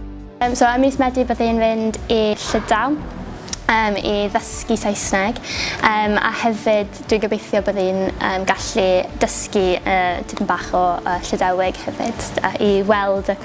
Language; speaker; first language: Welsh; non-native, local second language; English